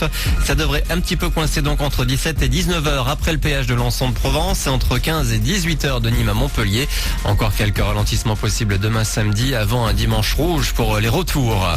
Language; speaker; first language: French; native; French